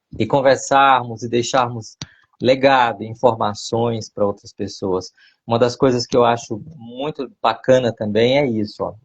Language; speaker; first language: Portuguese; native; Portuguese